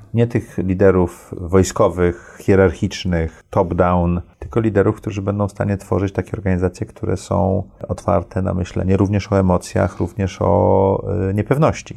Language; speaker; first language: Polish; early bilingual, heritage; Polish